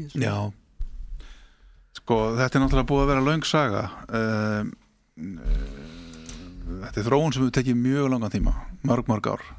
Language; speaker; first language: Icelandic; native; Icelandic